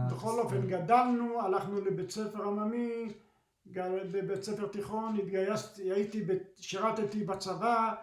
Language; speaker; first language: Hebrew; early bilingual, other home language; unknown